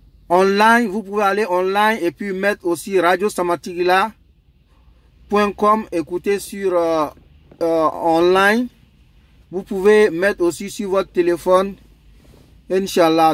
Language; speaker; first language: French; non-native, local second language; Dyula